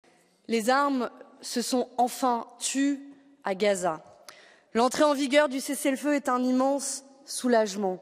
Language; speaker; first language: French; native; French